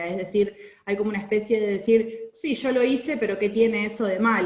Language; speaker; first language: Spanish; native; Spanish